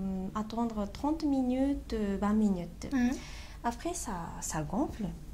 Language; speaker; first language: French; non-native, learner; Japanese